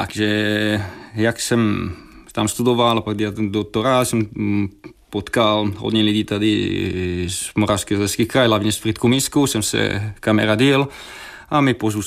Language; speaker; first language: Czech; non-native, fluent; Italian